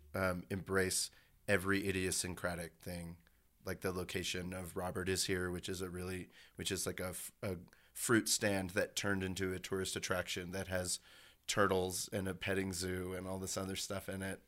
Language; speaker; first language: English; native; English